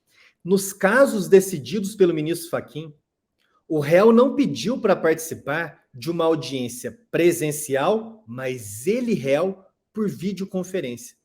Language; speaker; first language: Portuguese; native; Portuguese